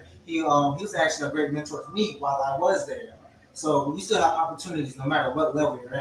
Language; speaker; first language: English; native; English